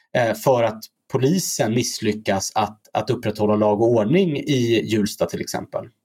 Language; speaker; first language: Swedish; early bilingual, other home language; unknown